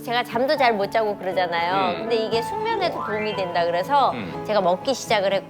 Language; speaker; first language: Korean; native; Korean